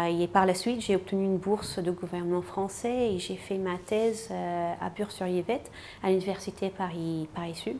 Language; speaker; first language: French; non-native, fluent; Arabic